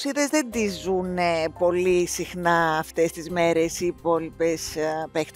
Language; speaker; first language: Greek; native; Greek